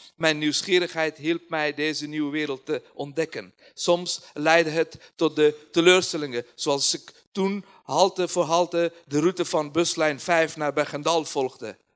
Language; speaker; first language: Dutch; non-native, fluent; Persian